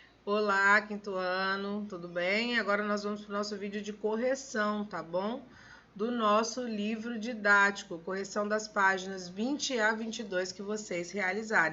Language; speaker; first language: Portuguese; native; Portuguese